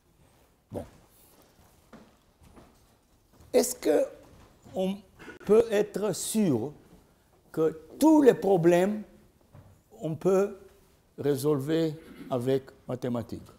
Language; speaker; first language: French; non-native, learner; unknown